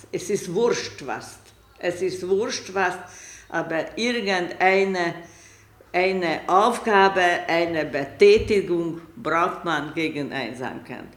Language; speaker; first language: German; non-native, learner; Hungarian